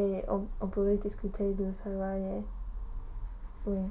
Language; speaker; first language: French; non-native, learner; English